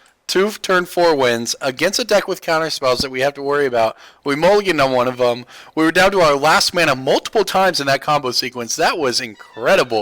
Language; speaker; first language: English; native; English